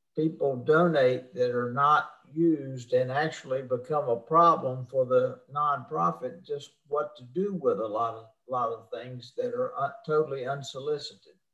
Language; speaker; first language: English; native; English